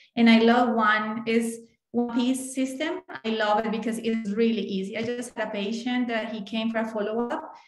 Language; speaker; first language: English; non-native, fluent; Spanish